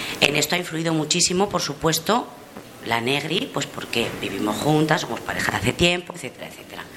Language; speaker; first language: Spanish; native; Spanish